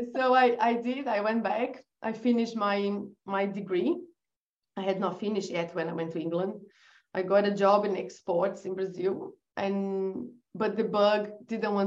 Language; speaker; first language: English; non-native, fluent; Portuguese